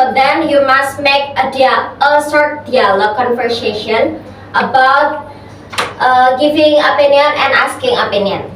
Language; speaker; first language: English; non-native, learner; Indonesian